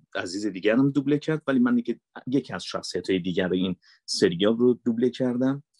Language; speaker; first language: Persian; native; Persian